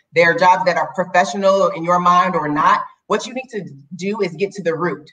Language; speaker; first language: English; native; English